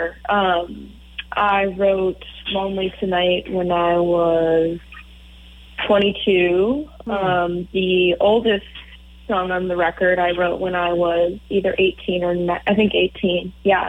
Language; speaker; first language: English; native; English